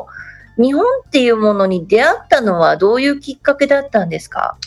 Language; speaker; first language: Japanese; native; Japanese